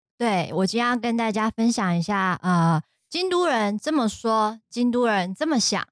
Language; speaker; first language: Chinese; non-native, fluent; Japanese